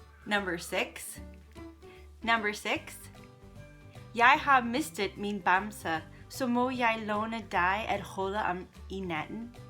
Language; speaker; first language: Danish; non-native, learner; English